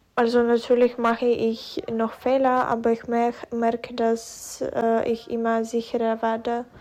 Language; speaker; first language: German; non-native, fluent; Ukrainian